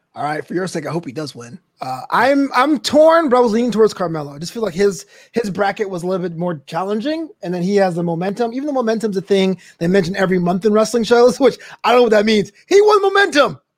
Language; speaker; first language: English; native; English